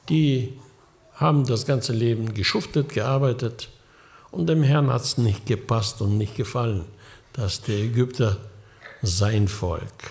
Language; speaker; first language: German; early bilingual, heritage; German